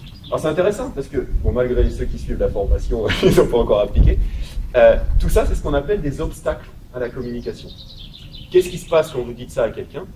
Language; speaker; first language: French; native; French